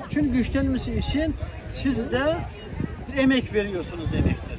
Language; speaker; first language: Turkish; non-native, fluent; Uyghur